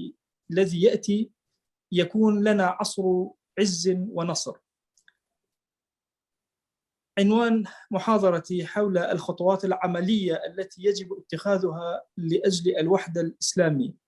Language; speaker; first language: Arabic; non-native, local second language; Kurdish